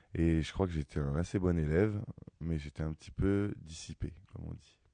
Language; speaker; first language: French; native; French